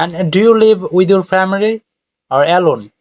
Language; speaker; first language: English; non-native, fluent; Bangla